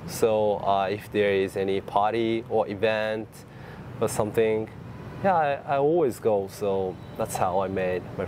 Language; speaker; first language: English; non-native, fluent; Japanese